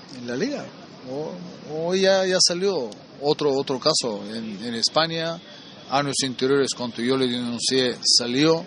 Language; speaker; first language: Spanish; non-native, fluent; Bulgarian